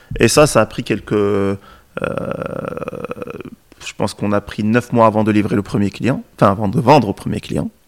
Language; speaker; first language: French; non-native, local second language; Arabic